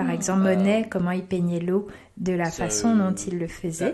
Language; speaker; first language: French; native; French